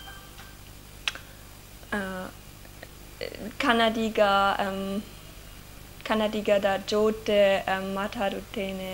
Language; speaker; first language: Kannada; non-native, learner; German